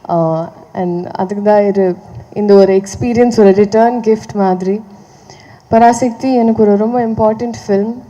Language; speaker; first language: Tamil; non-native, learner; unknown